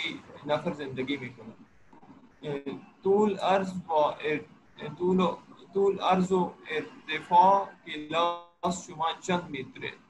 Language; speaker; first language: Persian; non-native, learner; Urdu